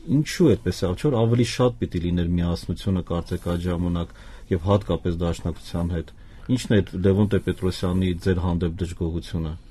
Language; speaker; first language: Armenian; native; Armenian